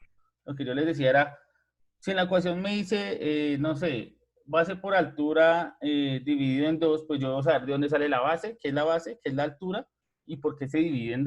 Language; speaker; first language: Spanish; native; Spanish